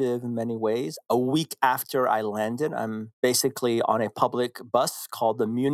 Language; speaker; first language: English; early bilingual, other home language; Korean